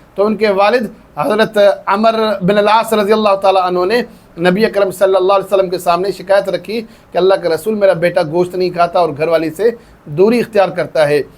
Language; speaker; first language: Urdu; non-native, local second language; Sindhi